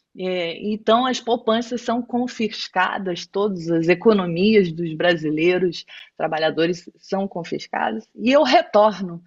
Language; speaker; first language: Portuguese; native; Portuguese